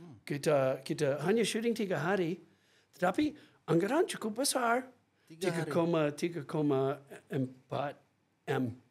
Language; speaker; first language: Indonesian; non-native, fluent; English